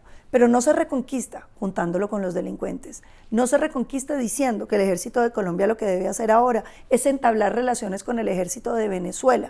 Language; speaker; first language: Spanish; native; Spanish